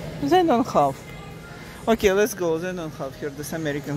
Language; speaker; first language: English; non-native, learner; Russian